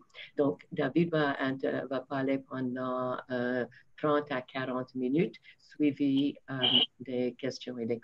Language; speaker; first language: French; non-native, fluent; English